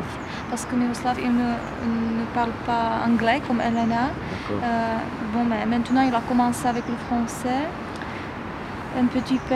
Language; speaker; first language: French; non-native, fluent; Czech